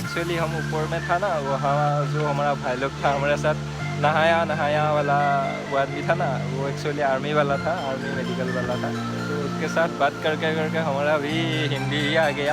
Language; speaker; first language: Hindi; non-native, local second language; Assamese